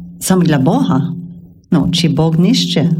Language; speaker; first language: Ukrainian; non-native, learner; English